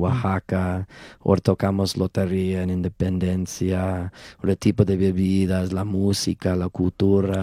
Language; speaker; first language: Spanish; non-native, learner; English